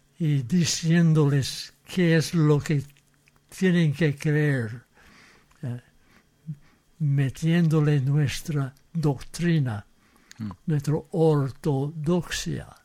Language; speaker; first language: Spanish; non-native, fluent; English